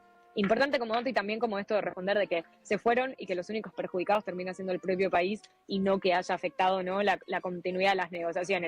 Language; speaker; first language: Spanish; native; Spanish